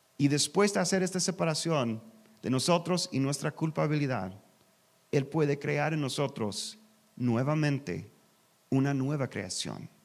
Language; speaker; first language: Spanish; non-native, learner; English